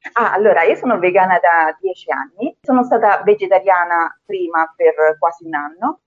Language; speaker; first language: Italian; early bilingual, other home language; Spanish